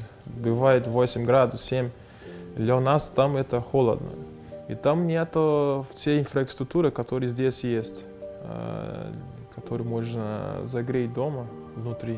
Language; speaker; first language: Russian; non-native, fluent; Portuguese